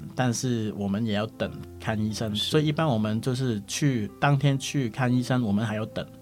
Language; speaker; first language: Chinese; non-native, local second language; Cantonese